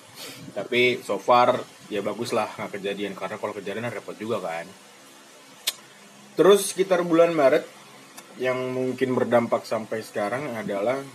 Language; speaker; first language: Indonesian; native; Indonesian